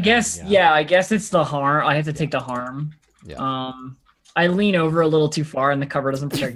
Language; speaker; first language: English; native; English